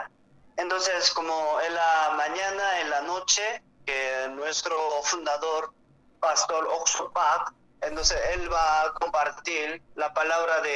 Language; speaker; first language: Spanish; non-native, learner; Korean